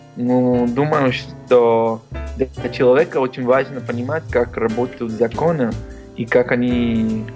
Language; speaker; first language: Russian; non-native, learner; Spanish